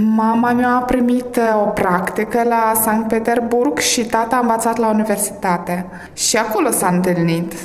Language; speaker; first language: Romanian; early bilingual, heritage; Romanian